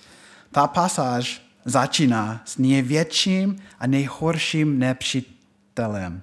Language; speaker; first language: Czech; non-native, fluent; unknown